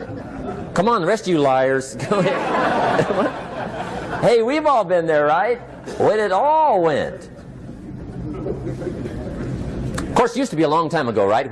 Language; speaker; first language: English; native; English